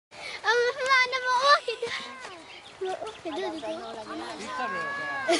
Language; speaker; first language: Swedish; early bilingual, other home language; Achinese